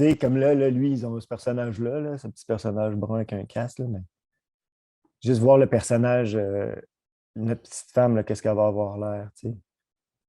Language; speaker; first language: French; native; French